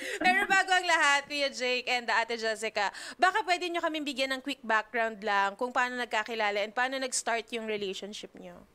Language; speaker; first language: Filipino; native; Filipino